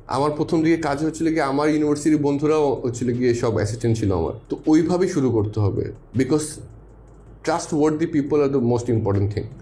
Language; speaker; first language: Bangla; early bilingual, heritage; Bangla